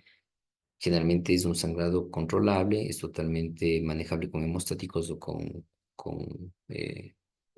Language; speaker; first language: Spanish; native; Spanish